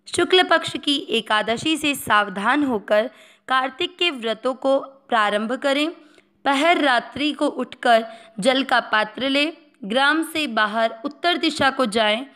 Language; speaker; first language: Hindi; native; Hindi